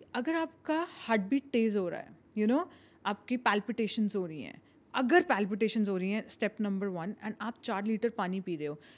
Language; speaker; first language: Hindi; native; Hindi